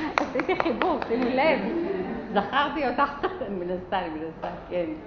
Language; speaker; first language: Hebrew; early bilingual, other home language; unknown